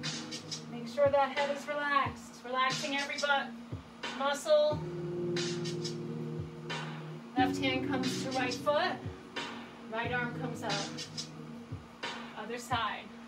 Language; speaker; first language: English; native; English